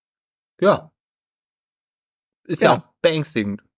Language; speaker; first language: German; native; German